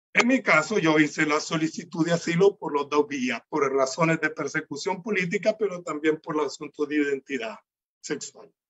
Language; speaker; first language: Spanish; native; Spanish